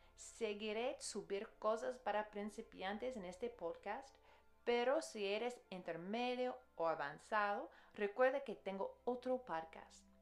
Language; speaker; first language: Spanish; non-native, fluent; English